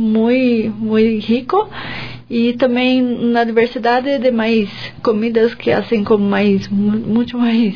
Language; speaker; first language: Spanish; non-native, learner; Portuguese